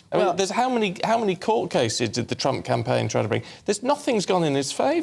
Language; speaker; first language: English; native; English